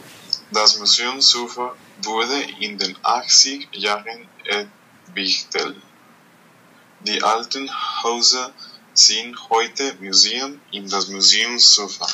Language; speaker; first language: German; non-native, learner; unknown